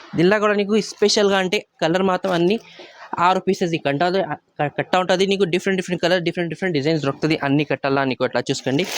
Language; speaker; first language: Telugu; non-native, local second language; Urdu